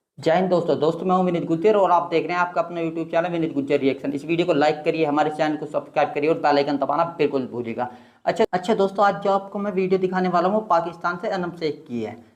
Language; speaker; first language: Hindi; native; Hindi